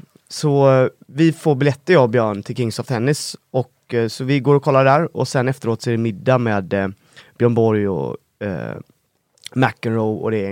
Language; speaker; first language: Swedish; native; Swedish